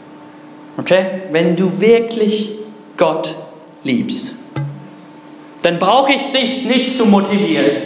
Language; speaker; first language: German; non-native, fluent; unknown